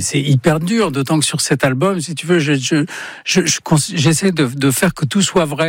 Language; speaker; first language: French; native; French